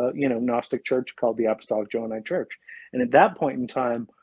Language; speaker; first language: English; native; English